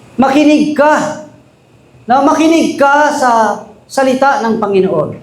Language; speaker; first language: Filipino; non-native, local second language; Aklanon